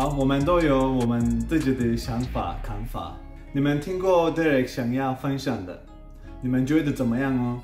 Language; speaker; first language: Chinese; non-native, fluent; Swedish